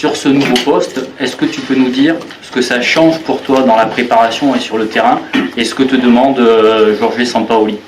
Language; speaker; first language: French; native; French